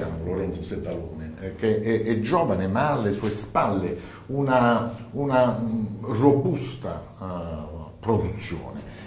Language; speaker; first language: Italian; native; Italian